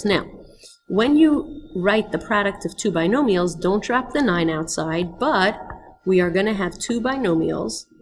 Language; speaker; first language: English; native; English